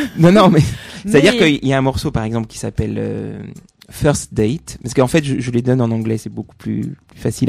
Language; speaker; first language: French; native; French